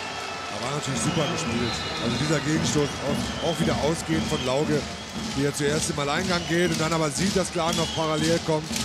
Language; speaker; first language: German; native; German